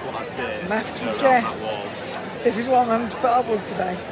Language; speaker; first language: English; native; English